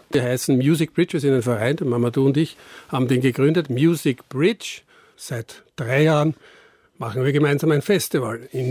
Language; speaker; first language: German; native; German